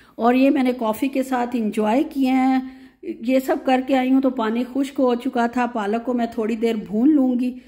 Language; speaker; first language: Hindi; native; Hindi